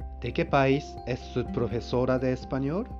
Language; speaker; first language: Spanish; non-native, fluent; Japanese